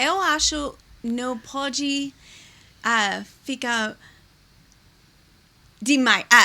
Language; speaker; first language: Portuguese; non-native, learner; English